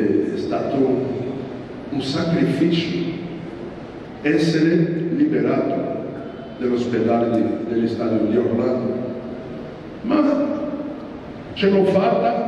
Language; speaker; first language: Italian; non-native, fluent; Portuguese